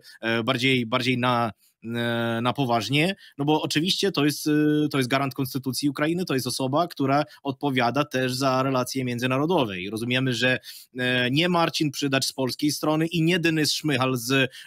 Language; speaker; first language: Polish; non-native, fluent; Ukrainian